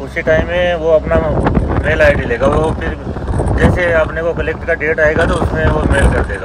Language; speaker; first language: Hindi; native; Hindi